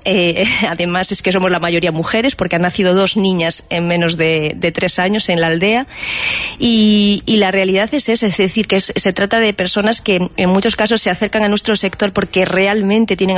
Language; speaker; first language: Spanish; native; Spanish